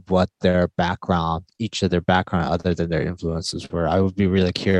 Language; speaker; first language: English; native; English